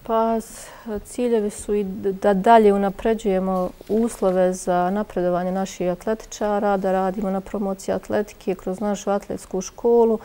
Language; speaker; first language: Croatian; native; Croatian